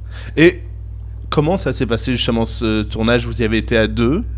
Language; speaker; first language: French; native; French